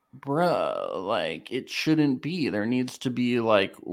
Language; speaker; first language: English; native; English